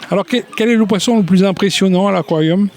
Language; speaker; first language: French; native; French